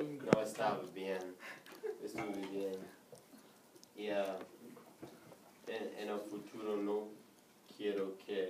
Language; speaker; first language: Spanish; non-native, learner; English